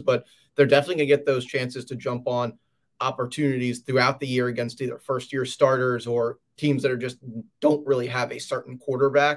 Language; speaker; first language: English; native; English